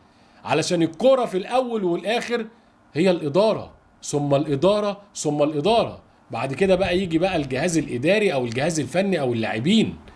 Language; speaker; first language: Arabic; native; Arabic